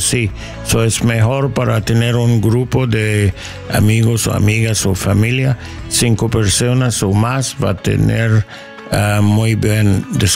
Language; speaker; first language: Spanish; non-native, learner; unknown